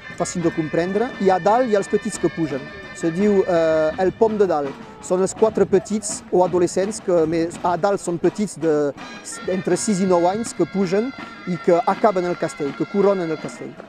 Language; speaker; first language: Catalan; non-native, local second language; French